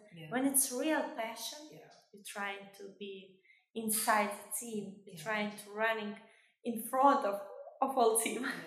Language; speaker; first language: English; non-native, fluent; Albanian